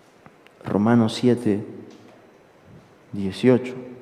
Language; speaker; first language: Spanish; native; Spanish